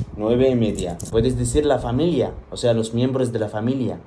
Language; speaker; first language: Spanish; non-native, fluent; Arabic